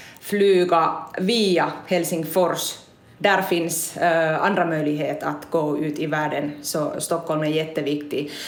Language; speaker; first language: Swedish; non-native, local second language; Finnish